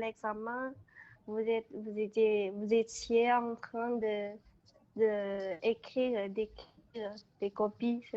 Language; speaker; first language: French; non-native, learner; Chinese